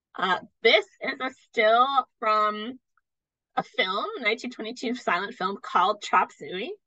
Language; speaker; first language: English; native; English